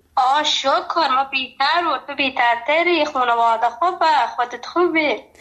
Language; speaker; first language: Persian; native; Persian